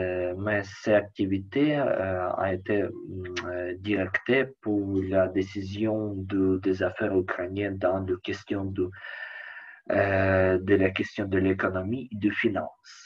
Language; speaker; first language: French; non-native, learner; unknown